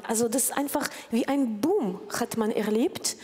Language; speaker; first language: German; non-native, fluent; Ukrainian